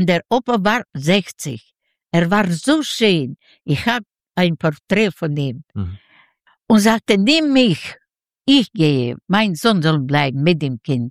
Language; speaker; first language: German; non-native, learner; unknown